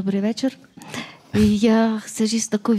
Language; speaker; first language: Czech; non-native, learner; Ukrainian